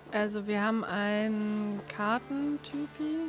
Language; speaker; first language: German; native; German